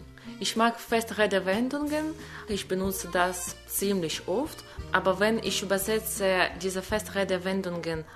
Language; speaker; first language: German; non-native, learner; Ukrainian